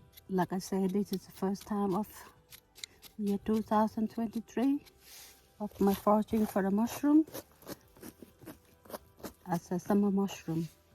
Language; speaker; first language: English; non-native, learner; Thai